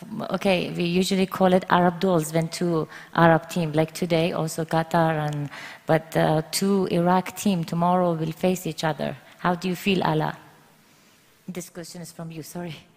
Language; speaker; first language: English; non-native, fluent; Persian